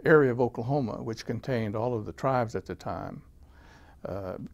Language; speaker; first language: English; native; English